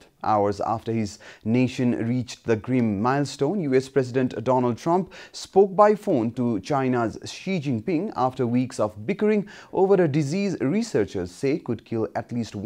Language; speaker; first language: English; non-native, fluent; Nepali